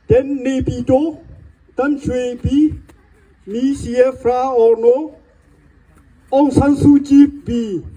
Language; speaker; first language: Danish; non-native, learner; Burmese